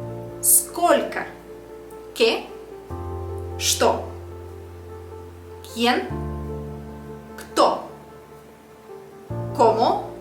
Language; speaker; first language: Spanish; non-native, fluent; Russian